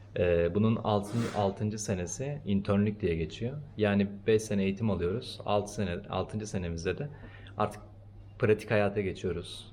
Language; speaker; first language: Turkish; native; Turkish